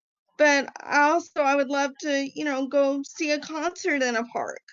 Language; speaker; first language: English; native; English